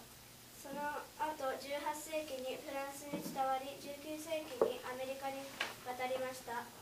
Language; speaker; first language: Japanese; early bilingual, heritage; Japanese